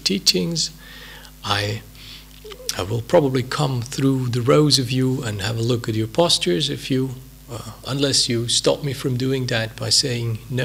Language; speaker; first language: English; non-native, fluent; Swiss German